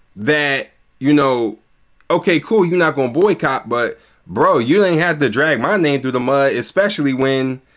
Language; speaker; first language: English; native; English